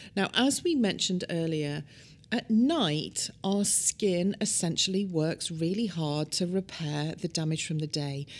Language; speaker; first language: English; native; English